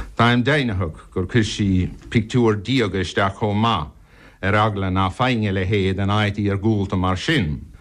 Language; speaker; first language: Irish; non-native, local second language; English